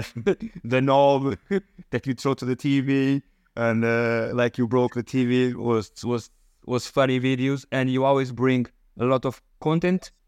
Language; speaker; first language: English; non-native, learner; Portuguese